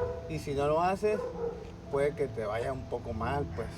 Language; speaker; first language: Spanish; native; Spanish